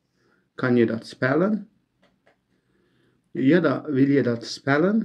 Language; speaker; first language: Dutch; non-native, learner; Turkish